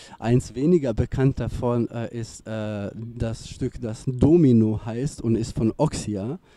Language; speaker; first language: German; non-native, fluent; Serbian